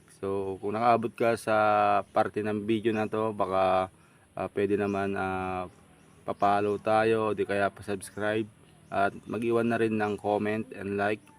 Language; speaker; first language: Filipino; native; Filipino